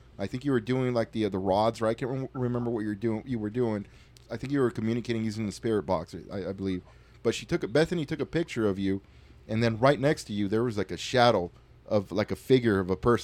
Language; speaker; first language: English; early bilingual, other home language; Spanish